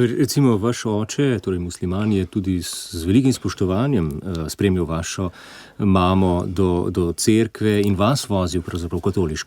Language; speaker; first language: Slovenian; native; Slovenian